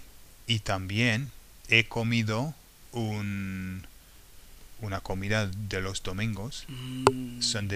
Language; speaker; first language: Spanish; non-native, fluent; English